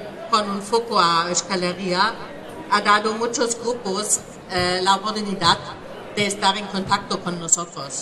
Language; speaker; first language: Spanish; non-native, learner; German